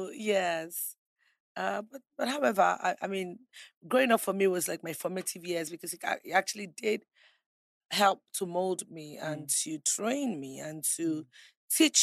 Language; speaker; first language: English; non-native, local second language; Ibibio